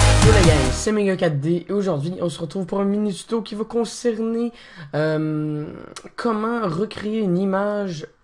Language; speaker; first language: French; native; French